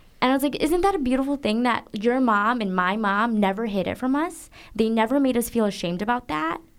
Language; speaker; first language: English; native; English